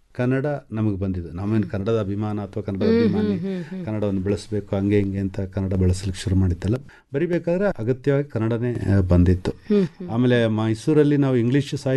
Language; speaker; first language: Kannada; non-native, local second language; Malayalam